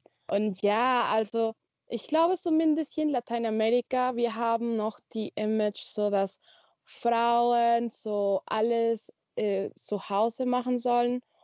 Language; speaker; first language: German; non-native, learner; Spanish